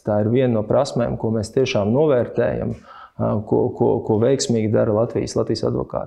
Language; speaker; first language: Latvian; native; Latvian